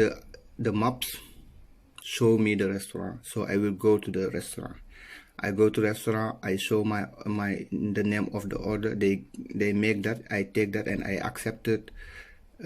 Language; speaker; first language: English; non-native, learner; Wolof